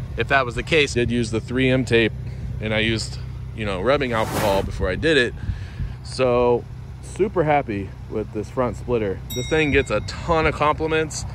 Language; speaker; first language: English; native; English